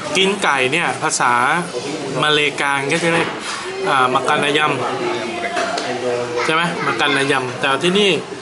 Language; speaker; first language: Thai; native; Thai